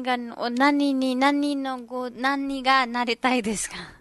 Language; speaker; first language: Japanese; non-native, learner; Nepali